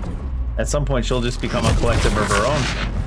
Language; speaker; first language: English; native; English